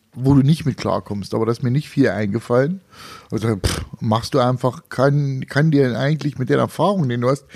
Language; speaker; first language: German; native; German